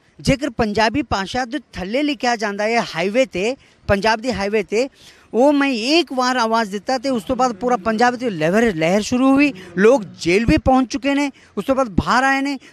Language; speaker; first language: Punjabi; non-native, fluent; Kannada